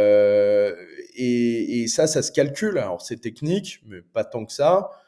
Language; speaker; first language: French; native; French